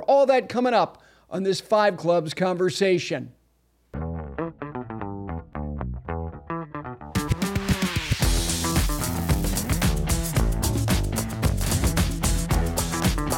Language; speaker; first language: English; native; English